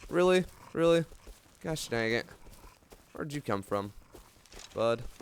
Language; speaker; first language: English; native; English